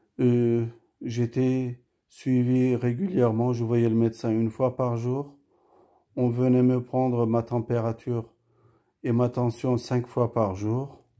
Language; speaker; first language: French; early bilingual, other home language; Turkish